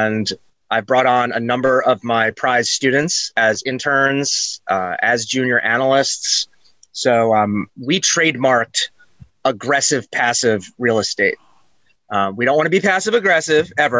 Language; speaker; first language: English; native; English